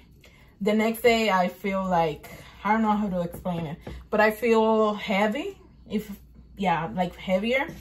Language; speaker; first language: English; non-native, fluent; Spanish